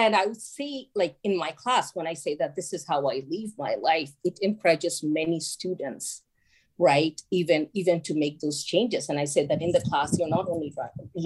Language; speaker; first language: English; non-native, local second language; Bangla